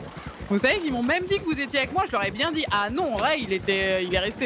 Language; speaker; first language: French; native; French